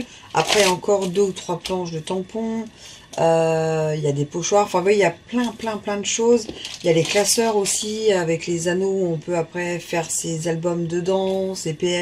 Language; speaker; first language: French; native; French